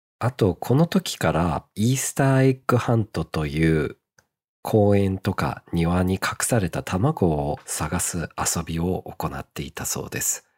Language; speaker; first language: Japanese; early bilingual, heritage; Japanese